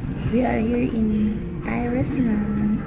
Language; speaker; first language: English; non-native, local second language; Filipino